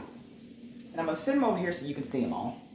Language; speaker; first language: English; native; English